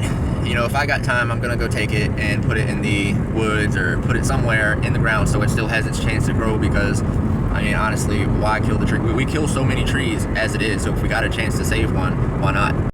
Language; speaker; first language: English; native; English